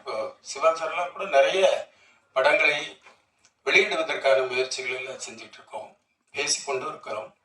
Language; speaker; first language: Tamil; native; Tamil